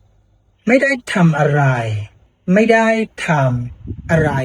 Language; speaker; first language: Thai; non-native, fluent; Burmese